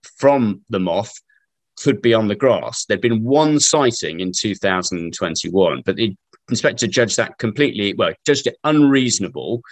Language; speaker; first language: English; native; English